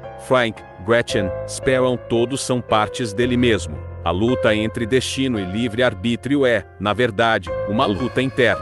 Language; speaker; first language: Portuguese; native; Portuguese